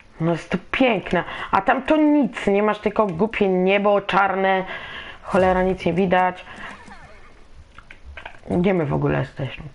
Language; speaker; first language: Polish; native; Polish